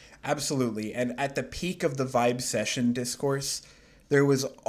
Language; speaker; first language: English; native; English